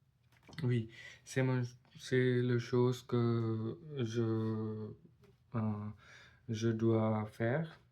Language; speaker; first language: French; non-native, learner; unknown